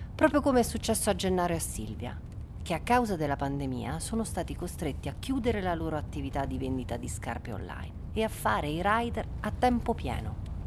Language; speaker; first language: Italian; native; Italian